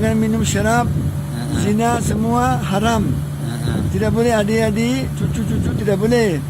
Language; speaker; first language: Indonesian; non-native, learner; Urdu